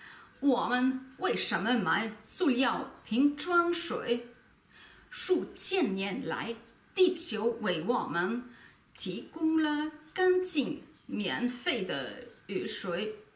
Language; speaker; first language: Chinese; non-native, learner; German